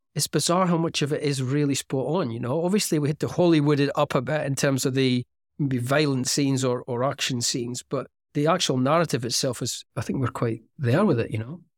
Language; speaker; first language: English; native; English